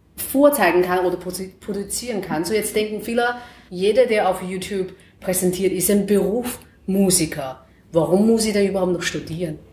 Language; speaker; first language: German; non-native, fluent; Chinese